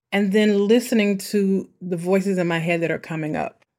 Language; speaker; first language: English; native; English